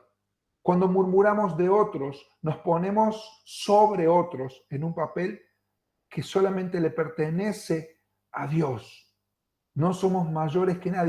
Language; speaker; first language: Spanish; native; Spanish